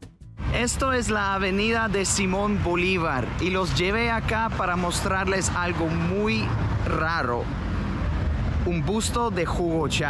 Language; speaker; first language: Spanish; non-native, fluent; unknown